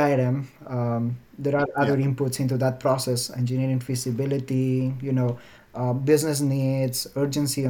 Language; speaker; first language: English; non-native, fluent; Spanish